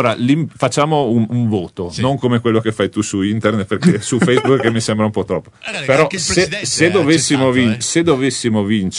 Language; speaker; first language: Italian; native; Italian